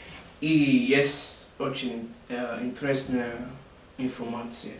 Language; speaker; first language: Russian; non-native, learner; English